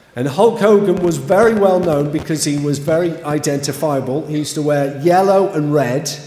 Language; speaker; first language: English; native; English